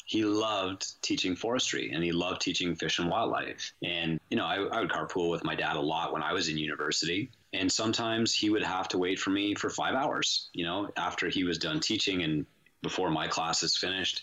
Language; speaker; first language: English; native; English